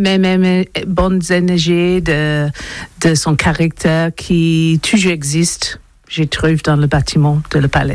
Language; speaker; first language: French; non-native, learner; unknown